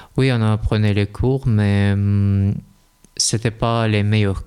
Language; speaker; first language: French; non-native, learner; Russian